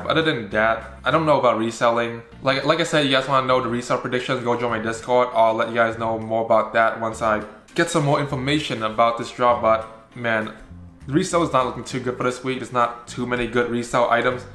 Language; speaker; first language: English; native; English